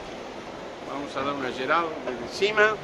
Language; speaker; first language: Portuguese; non-native, fluent; Spanish